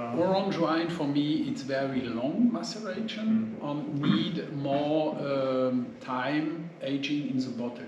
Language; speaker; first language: English; non-native, learner; French